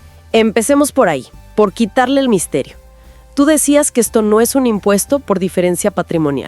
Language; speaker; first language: Spanish; native; Spanish